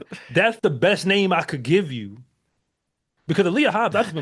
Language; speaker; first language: English; native; English